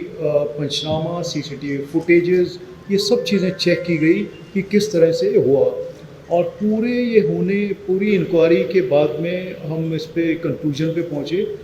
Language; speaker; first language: Hindi; non-native, local second language; Marathi